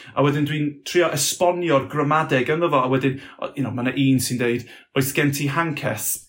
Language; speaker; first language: Welsh; non-native, local second language; English